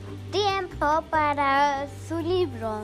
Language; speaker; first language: Spanish; early bilingual, heritage; Spanish